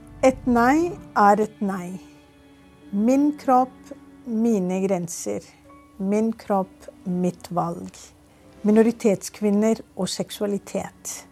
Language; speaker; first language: Norwegian; non-native, fluent; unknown